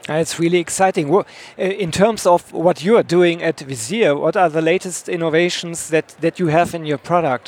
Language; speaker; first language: English; non-native, fluent; German